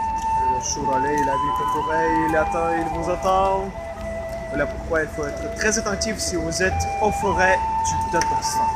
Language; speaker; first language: French; non-native, fluent; Russian